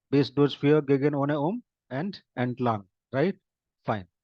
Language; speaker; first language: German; non-native, fluent; Hindi